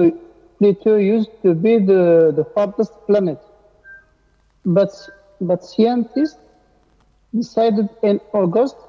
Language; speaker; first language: English; non-native, learner; Arabic